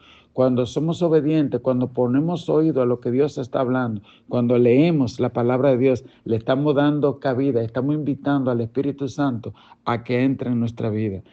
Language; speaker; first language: Spanish; native; Spanish